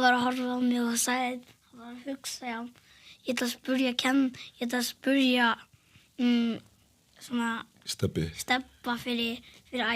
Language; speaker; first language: Icelandic; early bilingual, other home language; Portuguese